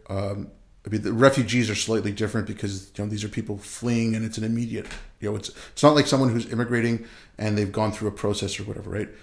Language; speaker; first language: English; early bilingual, other home language; Urdu